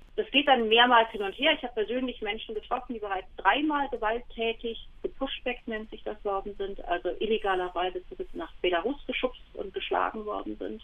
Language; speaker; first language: German; native; German